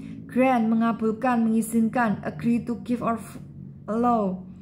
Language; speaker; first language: English; non-native, learner; Indonesian